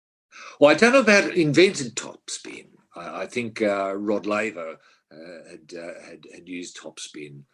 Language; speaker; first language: English; native; English